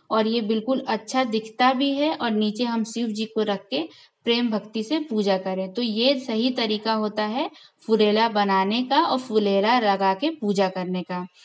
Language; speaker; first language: Hindi; native; Hindi